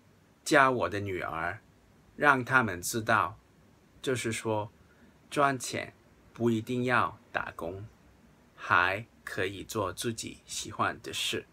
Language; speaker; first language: Chinese; non-native, local second language; Cantonese